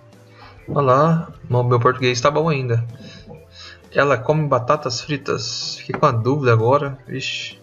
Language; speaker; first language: Portuguese; non-native, fluent; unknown